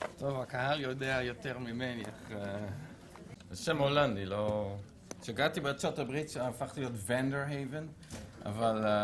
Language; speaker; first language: Hebrew; non-native, fluent; Dutch